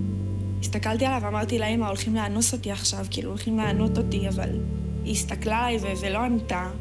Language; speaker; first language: Hebrew; native; Hebrew